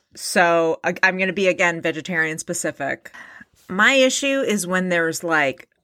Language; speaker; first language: English; native; English